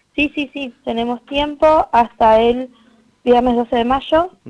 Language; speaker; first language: Spanish; native; Spanish